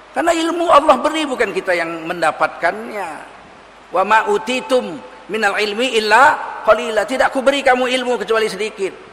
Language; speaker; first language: Indonesian; native; Indonesian